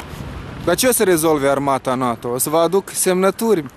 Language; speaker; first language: Romanian; native; Romanian